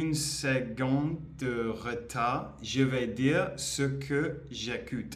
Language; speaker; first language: French; non-native, learner; Spanish